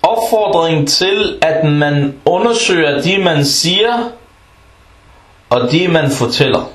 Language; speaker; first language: Danish; early bilingual, other home language; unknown